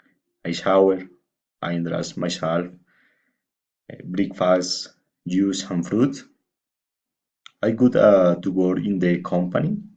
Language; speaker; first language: English; non-native, learner; Spanish